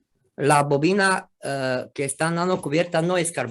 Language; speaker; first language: Spanish; non-native, fluent; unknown